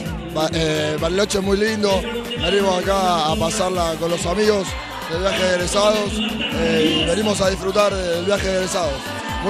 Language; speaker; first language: Spanish; native; Spanish